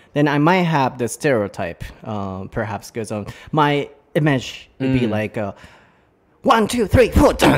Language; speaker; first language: English; non-native, fluent; Japanese